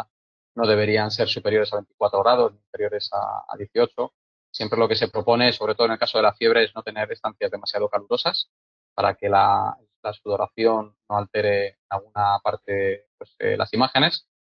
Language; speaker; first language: Spanish; native; Spanish